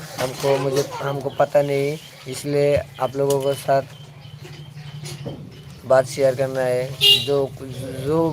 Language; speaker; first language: Hindi; non-native, local second language; Bangla